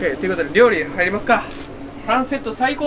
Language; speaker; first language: Japanese; native; Japanese